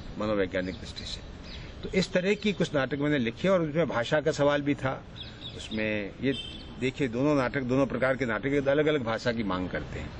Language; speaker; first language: Hindi; native; Hindi